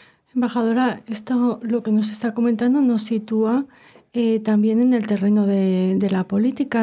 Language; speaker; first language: Spanish; native; Spanish